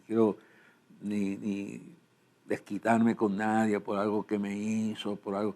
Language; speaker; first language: Spanish; native; Spanish